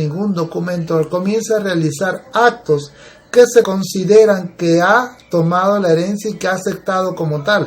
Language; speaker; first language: Spanish; native; Spanish